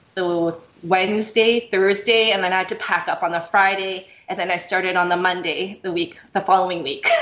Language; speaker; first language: English; native; English